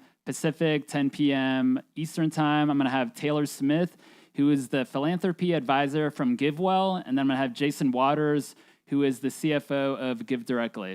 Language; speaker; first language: English; native; English